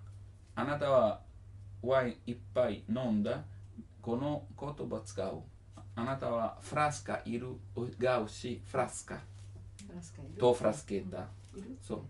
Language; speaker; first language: Japanese; non-native, learner; Italian